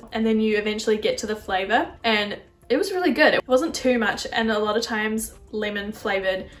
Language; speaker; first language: English; native; English